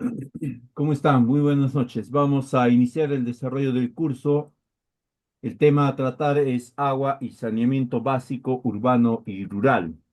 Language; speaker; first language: Spanish; native; Spanish